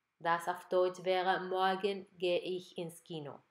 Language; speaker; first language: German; non-native, fluent; Spanish